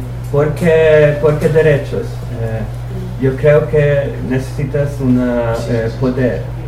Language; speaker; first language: Spanish; non-native, learner; Italian